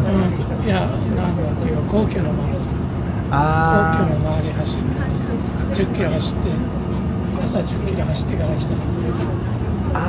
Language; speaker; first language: Japanese; native; Japanese